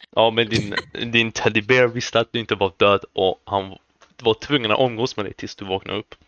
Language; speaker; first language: Swedish; early bilingual, other home language; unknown